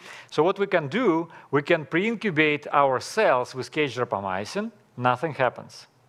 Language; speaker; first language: English; non-native, fluent; Russian